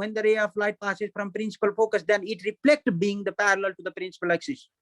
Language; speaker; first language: English; non-native, local second language; Nepali